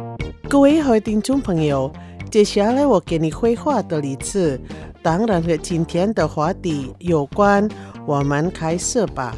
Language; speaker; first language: Chinese; early bilingual, heritage; Chinese